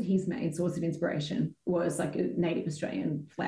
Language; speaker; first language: English; native; English